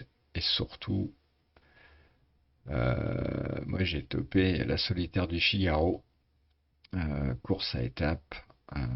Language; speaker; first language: French; native; French